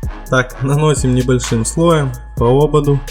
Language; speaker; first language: Russian; native; Russian